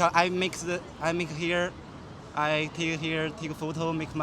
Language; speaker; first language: English; non-native, learner; Chinese